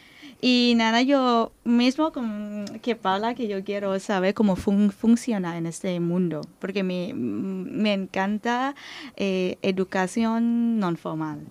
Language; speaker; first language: Spanish; non-native, learner; Thai